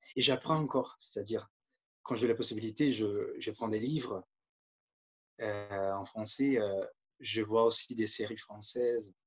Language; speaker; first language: French; non-native, fluent; Portuguese